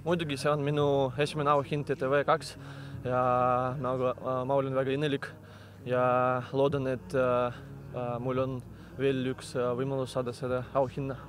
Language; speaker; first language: Estonian; non-native, local second language; Russian